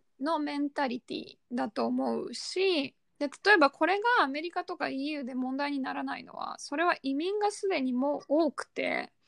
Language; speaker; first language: Japanese; early bilingual, other home language; Russian